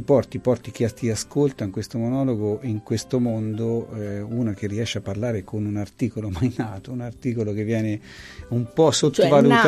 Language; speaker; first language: Italian; native; Italian